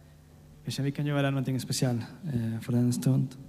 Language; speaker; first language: Swedish; non-native, learner; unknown